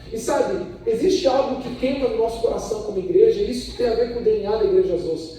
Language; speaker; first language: Portuguese; early bilingual, other home language; Spanish